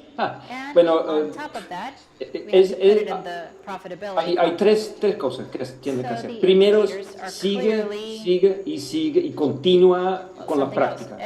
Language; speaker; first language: Spanish; non-native, fluent; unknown